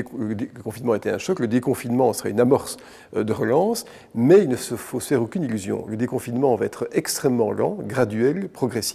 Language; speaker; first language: French; native; French